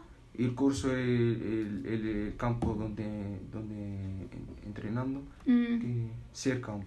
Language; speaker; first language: Spanish; non-native, learner; Arabic